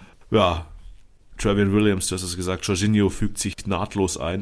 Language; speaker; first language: German; native; German